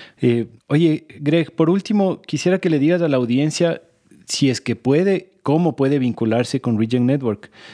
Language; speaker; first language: Spanish; native; Spanish